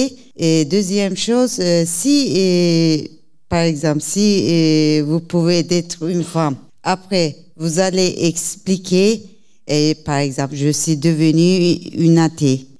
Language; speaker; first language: French; non-native, learner; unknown